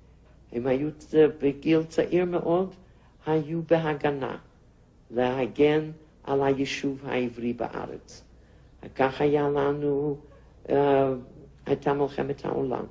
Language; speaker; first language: Hebrew; non-native, fluent; Yiddish